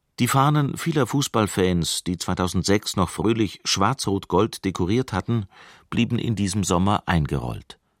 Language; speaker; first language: German; native; German